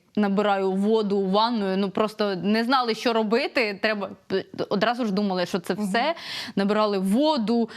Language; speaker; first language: Ukrainian; non-native, local second language; Russian